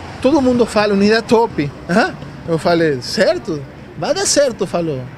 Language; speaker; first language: Portuguese; non-native, learner; Spanish